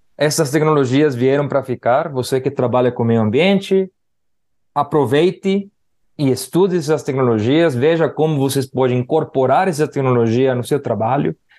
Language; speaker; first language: Portuguese; non-native, fluent; Spanish